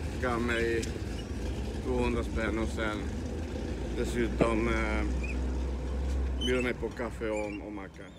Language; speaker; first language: Swedish; non-native, learner; Spanish